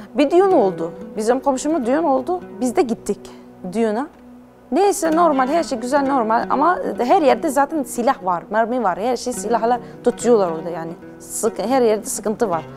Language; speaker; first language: Turkish; non-native, learner; Arabic